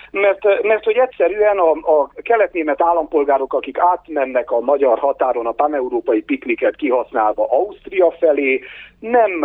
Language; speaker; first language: Hungarian; native; Hungarian